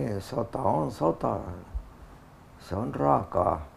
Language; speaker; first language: Finnish; non-native, local second language; Tatar